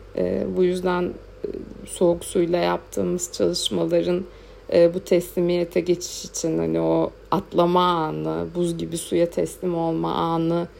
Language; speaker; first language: Turkish; native; Turkish